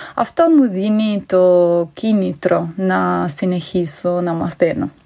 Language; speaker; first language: Greek; non-native, fluent; Italian